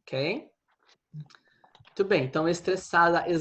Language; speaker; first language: Portuguese; non-native, fluent; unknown